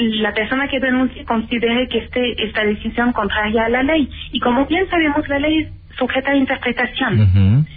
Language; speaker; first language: Spanish; native; Spanish